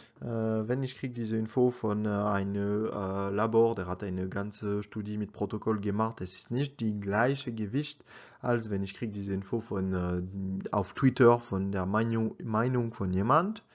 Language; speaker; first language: German; non-native, learner; French